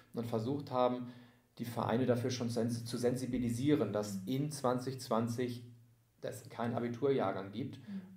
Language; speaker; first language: German; native; German